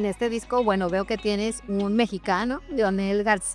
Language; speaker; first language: Spanish; native; Spanish